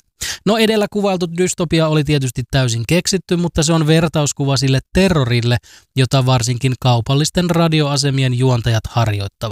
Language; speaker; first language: Finnish; native; Finnish